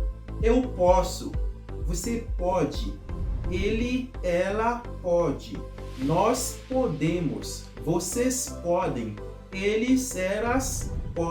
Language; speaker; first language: Portuguese; non-native, local second language; Haitian Creole